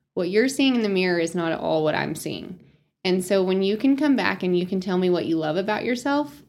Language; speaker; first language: English; native; English